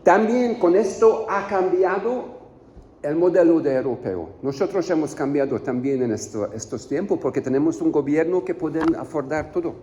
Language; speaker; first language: Spanish; non-native, learner; Hungarian